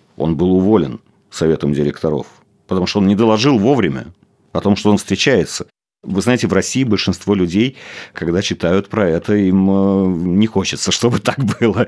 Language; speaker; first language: Russian; native; Russian